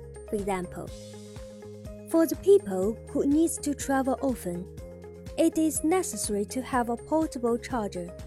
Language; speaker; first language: English; non-native, fluent; Chinese